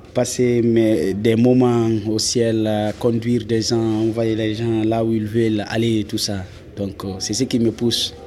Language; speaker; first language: French; non-native, local second language; Fula